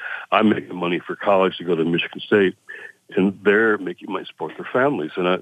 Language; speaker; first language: English; native; English